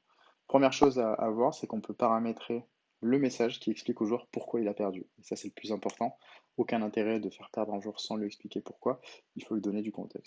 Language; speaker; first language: French; native; French